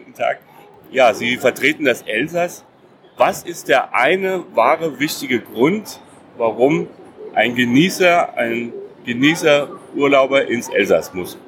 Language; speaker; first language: German; native; German